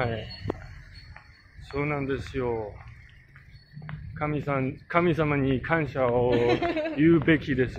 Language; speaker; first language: Japanese; non-native, learner; English